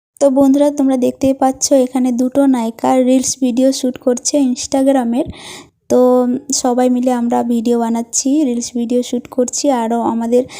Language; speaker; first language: Bangla; non-native, local second language; Santali